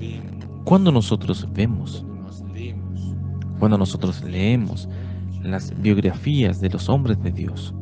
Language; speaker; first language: Spanish; non-native, fluent; Portuguese